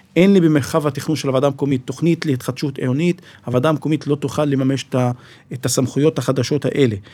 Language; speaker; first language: Hebrew; non-native, local second language; Arabic